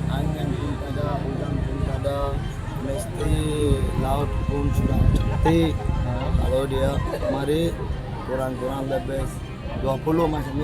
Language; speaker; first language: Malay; non-native, learner; Rohingya